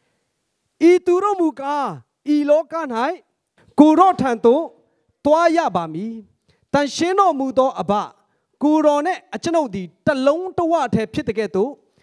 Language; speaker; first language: Burmese; non-native, local second language; Hakha Chin